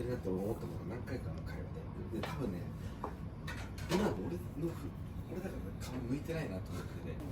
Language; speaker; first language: Japanese; native; Japanese